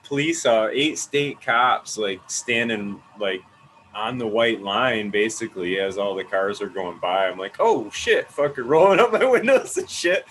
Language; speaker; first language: English; native; English